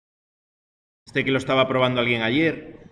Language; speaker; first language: Spanish; native; Spanish